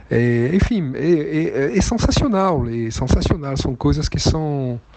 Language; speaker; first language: Portuguese; non-native, fluent; French